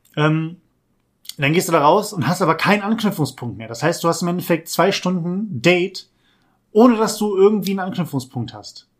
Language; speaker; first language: German; native; German